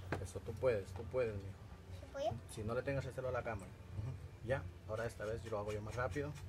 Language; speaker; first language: Spanish; native; Spanish